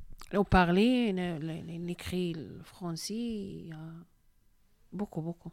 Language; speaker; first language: French; non-native, learner; Arabic